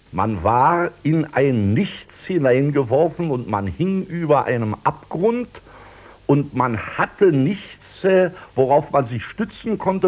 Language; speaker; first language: German; native; German